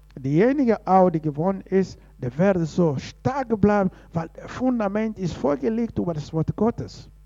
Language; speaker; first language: German; non-native, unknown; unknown